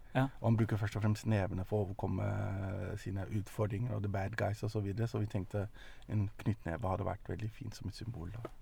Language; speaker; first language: Norwegian; early bilingual, other home language; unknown